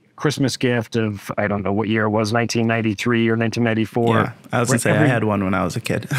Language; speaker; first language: English; native; English